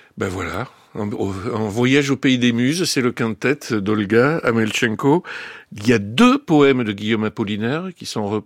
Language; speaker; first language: French; native; French